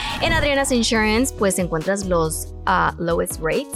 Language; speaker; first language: Spanish; early bilingual, heritage; Spanish